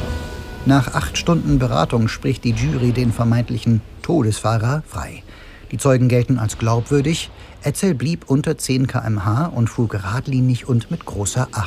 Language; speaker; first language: German; native; German